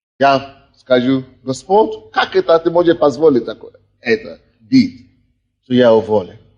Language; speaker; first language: Russian; non-native, fluent; Yoruba